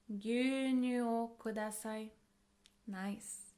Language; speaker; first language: Japanese; non-native, fluent; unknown